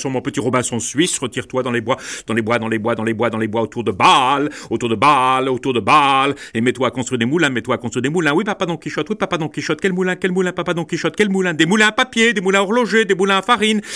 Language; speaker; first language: French; native; French